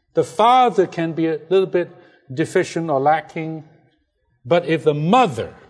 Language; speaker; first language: English; non-native, fluent; Chinese